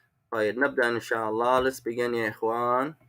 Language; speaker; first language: Arabic; non-native, fluent; English